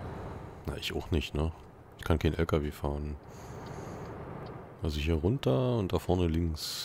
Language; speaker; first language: German; native; German